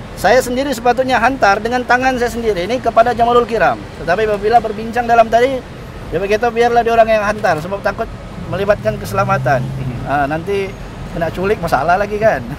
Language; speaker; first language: Malay; native; Malay